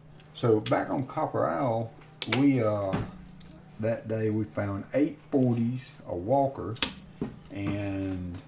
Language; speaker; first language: English; native; English